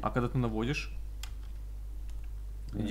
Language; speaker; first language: Russian; native; Russian